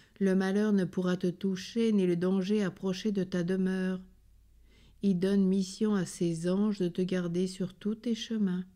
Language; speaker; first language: French; native; French